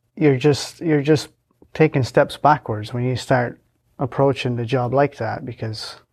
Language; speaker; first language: English; native; English